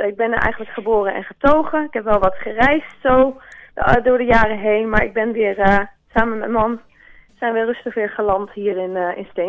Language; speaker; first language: Dutch; native; Dutch